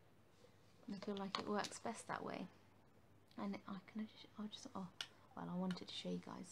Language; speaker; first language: English; native; English